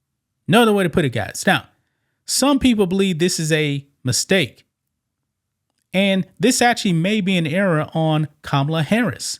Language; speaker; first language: English; native; English